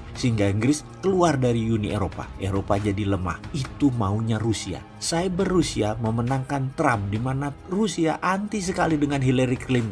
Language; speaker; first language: Indonesian; native; Indonesian